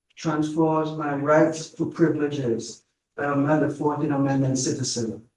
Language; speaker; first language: English; native; English